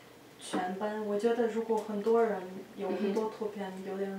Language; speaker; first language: Chinese; non-native, fluent; Russian